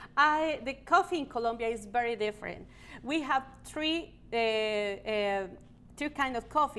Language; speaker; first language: English; non-native, learner; Spanish